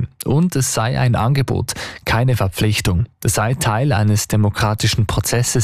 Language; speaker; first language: German; native; German